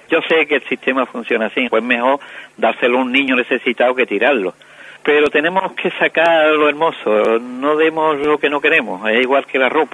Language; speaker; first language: Spanish; native; Spanish